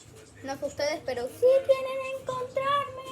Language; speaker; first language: Spanish; native; Spanish